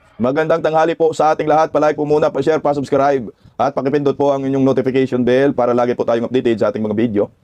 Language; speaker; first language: Filipino; non-native, local second language; Cebuano